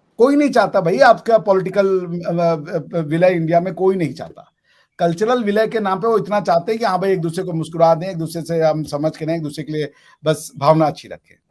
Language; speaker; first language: Hindi; native; Hindi